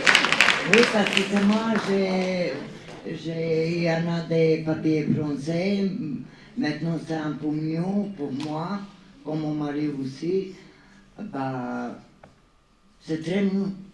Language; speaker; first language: French; non-native, learner; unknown